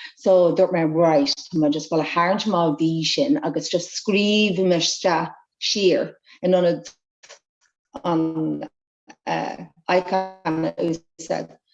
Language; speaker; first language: Irish; non-native, local second language; English